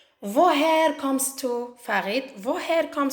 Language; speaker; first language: German; non-native, learner; Arabic